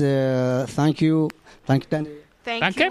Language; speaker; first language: English; non-native, learner; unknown